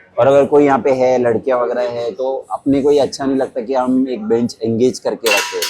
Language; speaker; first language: Hindi; non-native, local second language; Marathi